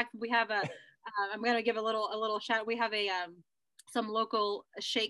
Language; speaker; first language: English; early bilingual, other home language; Spanish